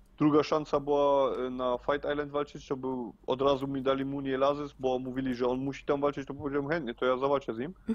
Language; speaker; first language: Polish; early bilingual, heritage; Polish